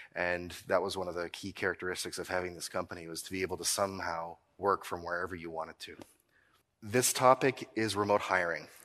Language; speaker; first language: English; native; English